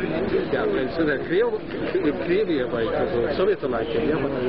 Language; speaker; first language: Latvian; non-native, learner; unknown